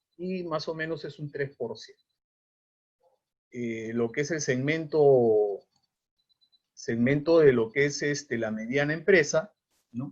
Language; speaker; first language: Spanish; native; Spanish